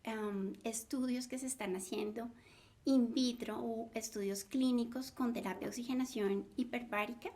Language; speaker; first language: Spanish; native; Spanish